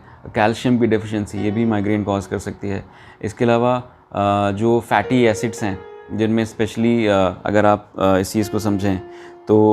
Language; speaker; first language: Hindi; native; Hindi